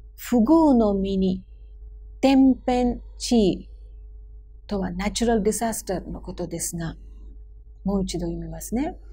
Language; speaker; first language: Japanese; non-native, fluent; Hindi